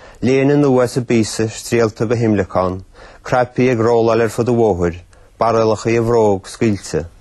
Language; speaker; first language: Irish; native; Irish